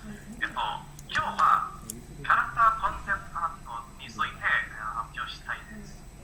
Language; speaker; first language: Japanese; non-native, learner; Indonesian